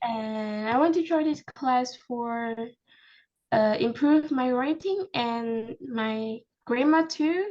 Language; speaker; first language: English; non-native, learner; Vietnamese